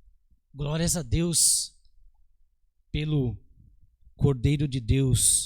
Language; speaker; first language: Portuguese; native; Portuguese